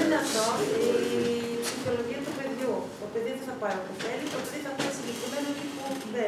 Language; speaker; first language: Greek; early bilingual, other home language; Russian